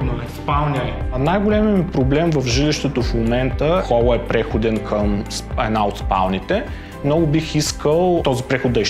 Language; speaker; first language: Bulgarian; native; Bulgarian